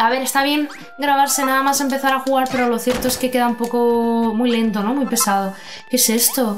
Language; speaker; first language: Spanish; native; Spanish